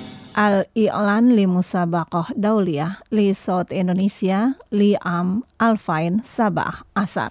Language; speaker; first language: Arabic; non-native, learner; Indonesian